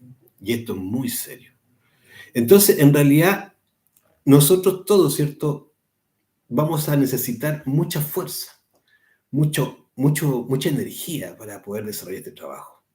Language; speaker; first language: Spanish; native; Spanish